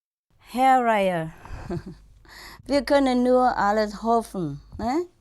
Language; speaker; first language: German; non-native, learner; Vietnamese